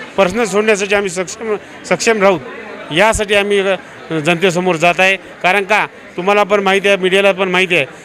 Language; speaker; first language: Marathi; native; Marathi